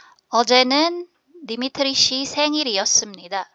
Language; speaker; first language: Korean; non-native, fluent; Filipino